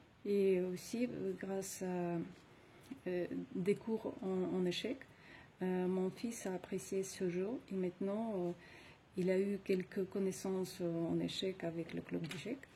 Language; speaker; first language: French; non-native, fluent; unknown